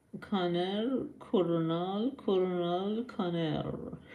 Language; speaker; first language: English; non-native, learner; Persian